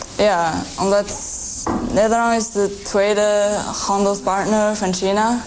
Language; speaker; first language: Dutch; non-native, learner; Chinese